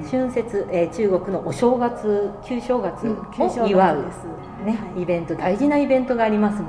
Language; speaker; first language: Japanese; native; Japanese